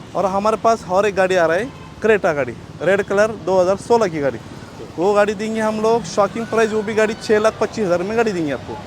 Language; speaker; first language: Hindi; non-native, local second language; Marathi